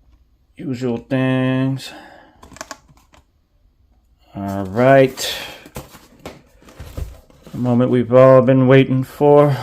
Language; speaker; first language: English; native; English